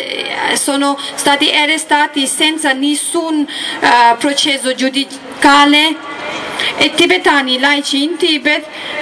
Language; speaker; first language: Italian; non-native, learner; Tibetan